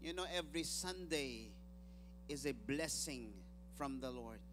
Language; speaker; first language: English; non-native, local second language; Filipino